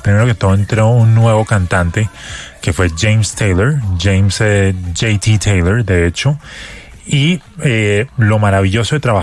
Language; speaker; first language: Spanish; native; Spanish